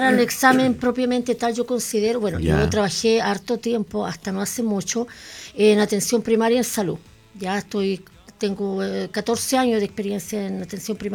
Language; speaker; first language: Spanish; native; Spanish